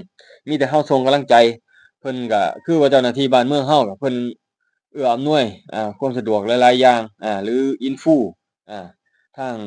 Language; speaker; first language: Thai; non-native, local second language; Northeastern Thai